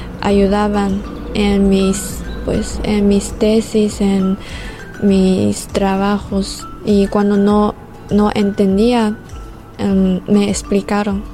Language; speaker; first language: Spanish; non-native, fluent; Chinese